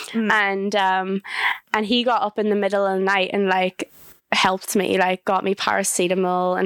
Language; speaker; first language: English; native; English